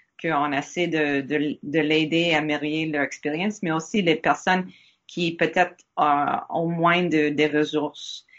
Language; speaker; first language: French; non-native, learner; English